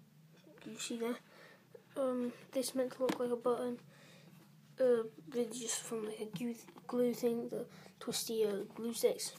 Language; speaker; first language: English; native; English